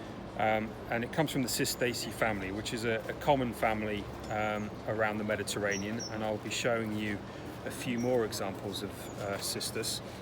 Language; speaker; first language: English; native; English